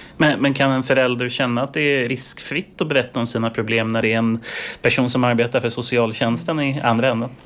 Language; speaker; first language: Swedish; native; Swedish